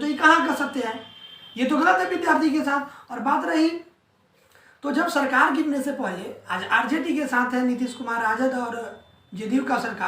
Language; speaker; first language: Hindi; native; Hindi